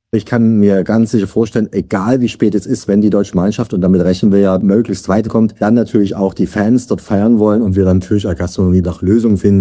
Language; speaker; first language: German; native; German